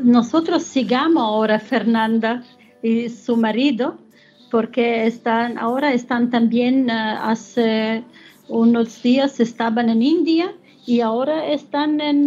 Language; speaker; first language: Spanish; non-native, learner; German